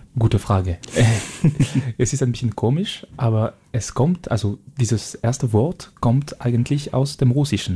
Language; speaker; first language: German; non-native, fluent; French